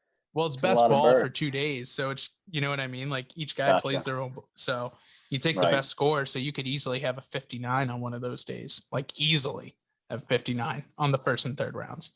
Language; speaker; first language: English; native; English